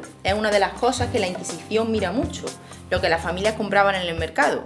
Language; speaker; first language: Spanish; native; Spanish